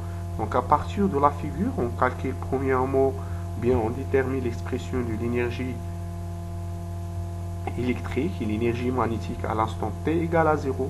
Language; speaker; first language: French; non-native, local second language; Arabic